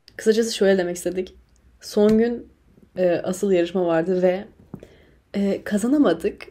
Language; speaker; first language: Turkish; early bilingual, other home language; English